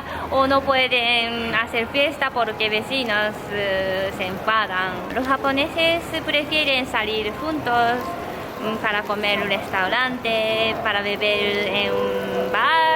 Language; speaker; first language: Spanish; non-native, learner; Japanese